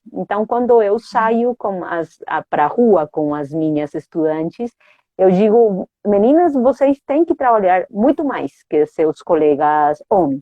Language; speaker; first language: Portuguese; non-native, fluent; Spanish